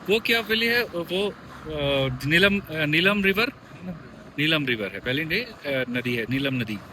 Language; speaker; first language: Hindi; non-native, learner; Bangla